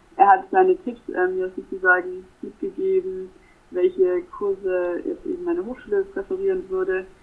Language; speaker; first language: German; native; German